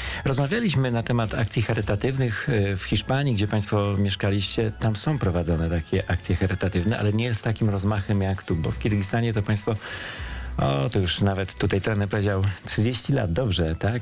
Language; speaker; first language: Polish; native; Polish